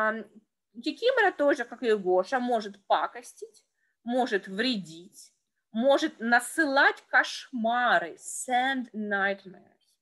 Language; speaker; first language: Russian; native; Russian